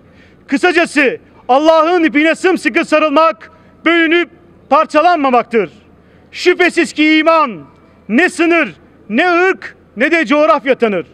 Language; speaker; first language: Turkish; native; Turkish